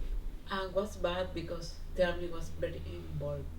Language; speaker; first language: English; non-native, learner; Spanish